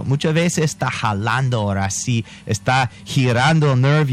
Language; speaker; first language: Spanish; non-native, fluent; English